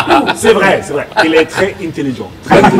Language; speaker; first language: French; non-native, learner; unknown